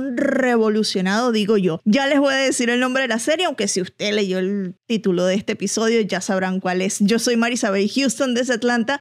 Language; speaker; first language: Spanish; native; Spanish